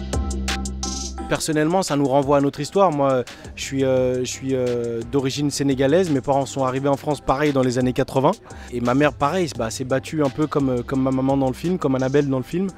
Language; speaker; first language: French; native; French